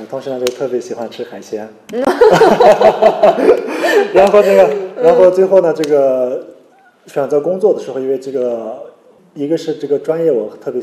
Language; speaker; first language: Chinese; native; Chinese